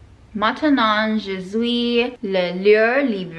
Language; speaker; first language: French; non-native, learner; English